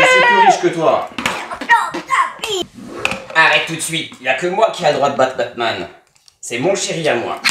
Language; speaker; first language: French; native; French